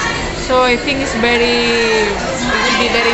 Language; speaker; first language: English; non-native, fluent; Spanish